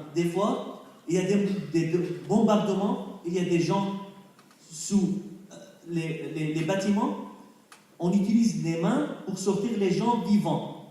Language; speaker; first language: French; non-native, fluent; Arabic